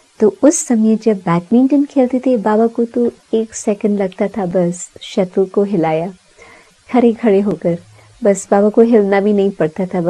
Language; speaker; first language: Hindi; early bilingual, heritage; Sindhi